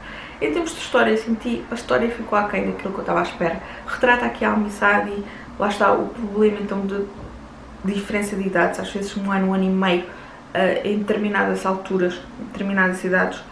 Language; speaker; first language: Portuguese; native; Portuguese